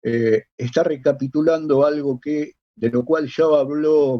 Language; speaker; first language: Spanish; native; Spanish